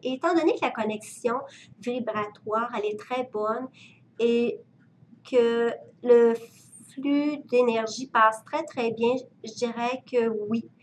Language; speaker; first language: French; native; French